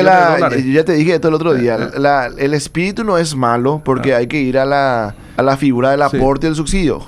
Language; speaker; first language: Spanish; native; Spanish